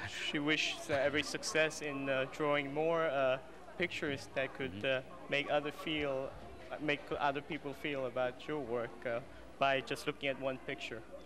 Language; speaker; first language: English; non-native, fluent; Korean